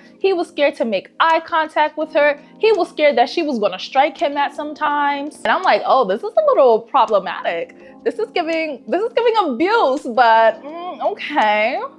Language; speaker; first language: English; native; English